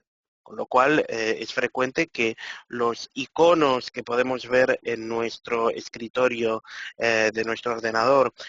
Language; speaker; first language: Spanish; native; Spanish